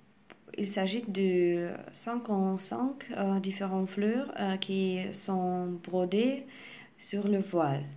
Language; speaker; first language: French; non-native, learner; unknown